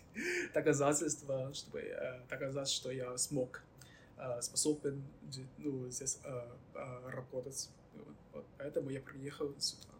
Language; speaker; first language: Russian; non-native, fluent; Chinese